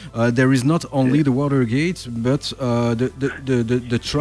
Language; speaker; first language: English; non-native, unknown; French